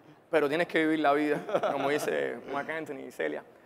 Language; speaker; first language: Spanish; early bilingual, heritage; Spanish